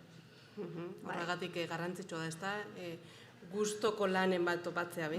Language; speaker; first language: Basque; native; Basque